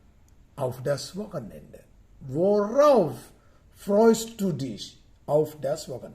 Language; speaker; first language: German; non-native, fluent; Sinhala